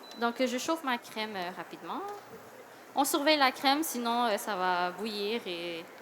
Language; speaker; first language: French; early bilingual, other home language; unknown